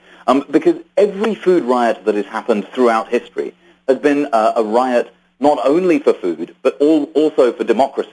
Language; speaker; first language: English; native; English